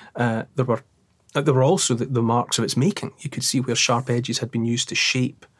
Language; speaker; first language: English; native; English